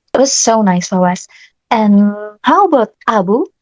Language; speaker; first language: English; non-native, learner; Indonesian